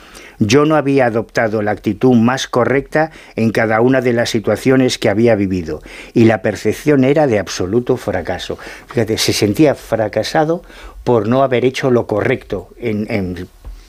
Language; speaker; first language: Spanish; native; Spanish